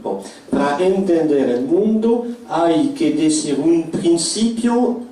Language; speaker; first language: Spanish; non-native, fluent; French